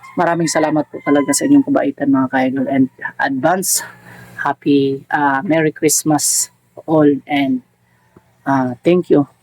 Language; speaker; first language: Filipino; non-native, local second language; Cebuano